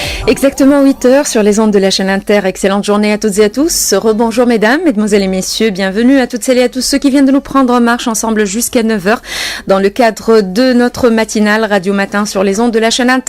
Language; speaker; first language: French; non-native, local second language; Arabic